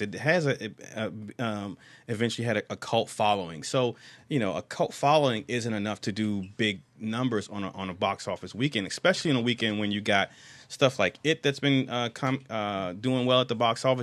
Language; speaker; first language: English; native; English